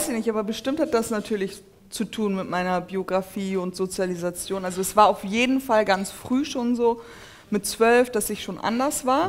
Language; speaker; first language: German; early bilingual, other home language; Turkish